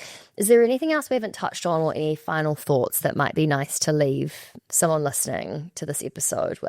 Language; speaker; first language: English; native; English